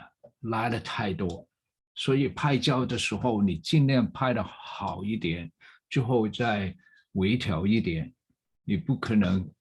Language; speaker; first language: Chinese; non-native, fluent; English